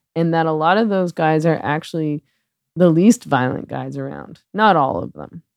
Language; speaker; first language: English; native; English